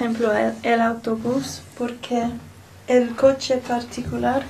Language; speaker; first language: Spanish; non-native, learner; English